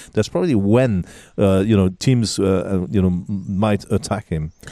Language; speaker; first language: English; non-native, fluent; French